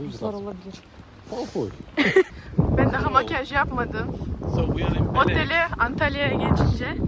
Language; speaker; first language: Turkish; non-native, fluent; Russian